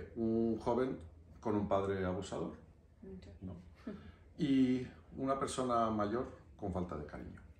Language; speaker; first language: Spanish; native; Spanish